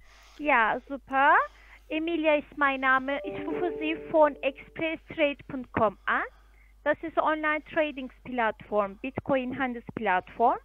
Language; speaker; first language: German; non-native, fluent; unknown